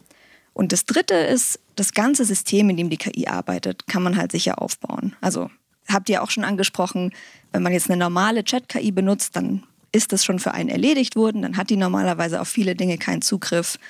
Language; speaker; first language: German; native; German